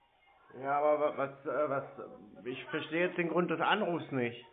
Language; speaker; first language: German; native; German